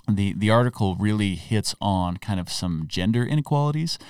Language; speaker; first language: English; native; English